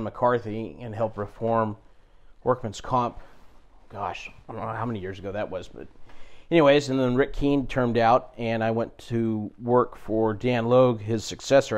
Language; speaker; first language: English; native; English